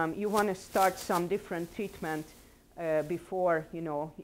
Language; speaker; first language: English; non-native, fluent; Hungarian